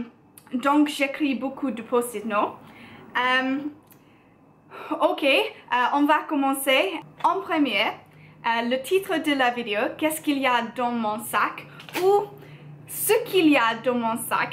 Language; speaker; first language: French; non-native, learner; English